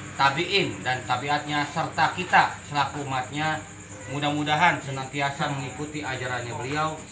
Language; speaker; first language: Indonesian; non-native, local second language; Javanese